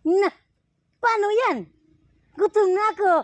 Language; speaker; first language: Filipino; non-native, local second language; Cebuano